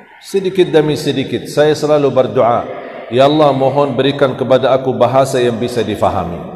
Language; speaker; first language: Indonesian; non-native, fluent; Arabic